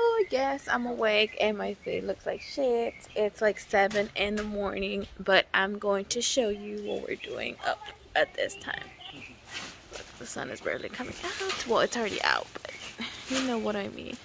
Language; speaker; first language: English; early bilingual, other home language; Spanish